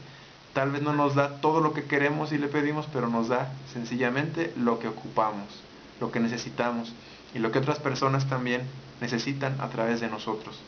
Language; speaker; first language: Spanish; native; Spanish